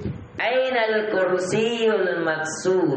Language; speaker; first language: Arabic; non-native, fluent; Indonesian